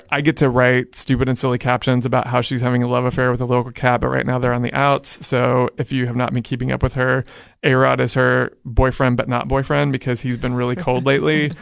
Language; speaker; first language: English; native; English